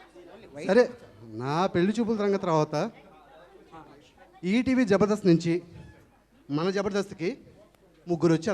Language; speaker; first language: Telugu; native; Telugu